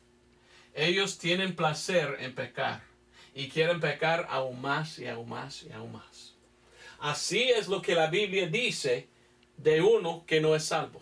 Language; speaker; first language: Spanish; non-native, fluent; English